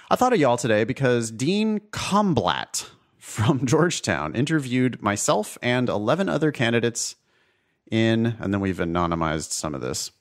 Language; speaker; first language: English; native; English